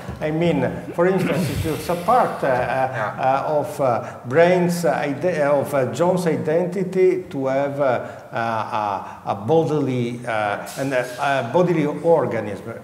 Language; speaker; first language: English; non-native, fluent; Italian